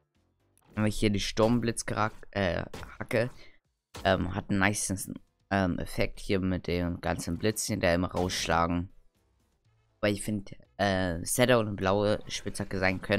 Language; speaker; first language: German; native; German